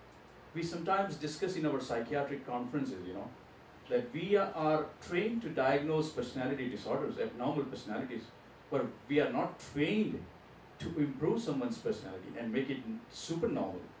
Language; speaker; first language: English; non-native, local second language; Gujarati